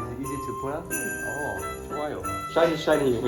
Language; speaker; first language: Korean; non-native, learner; Chinese